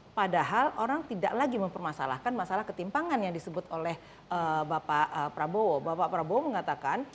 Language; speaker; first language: Indonesian; native; Indonesian